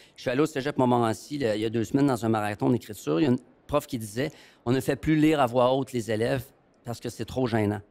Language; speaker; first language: French; native; French